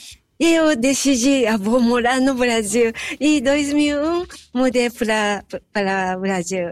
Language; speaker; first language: Portuguese; non-native, fluent; Japanese